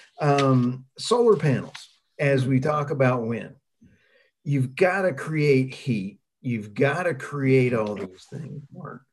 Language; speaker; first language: English; native; English